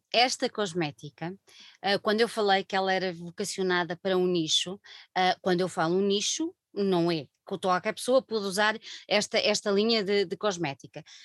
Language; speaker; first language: Portuguese; native; Portuguese